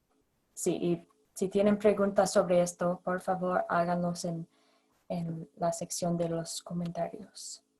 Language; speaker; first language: Spanish; non-native, fluent; English